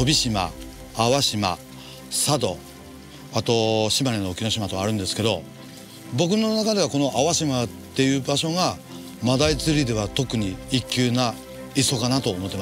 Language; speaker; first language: Japanese; native; Japanese